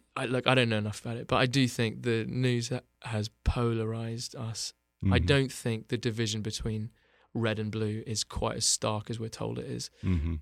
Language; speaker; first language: English; native; English